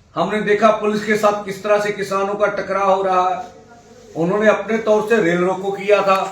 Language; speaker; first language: Hindi; non-native, local second language; Punjabi